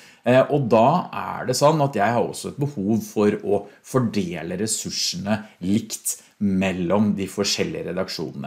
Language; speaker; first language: Norwegian; native; Norwegian